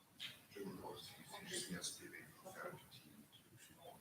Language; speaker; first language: French; non-native, fluent; German